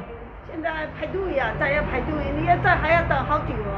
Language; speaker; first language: Chinese; native; Chinese